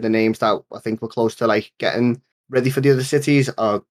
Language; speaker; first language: English; native; English